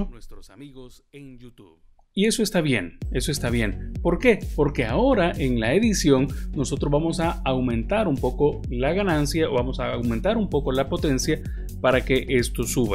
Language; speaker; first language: Spanish; native; Spanish